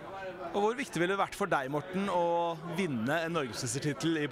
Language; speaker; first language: Norwegian; native; Norwegian